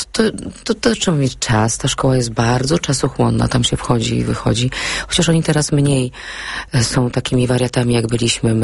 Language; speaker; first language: Polish; native; Polish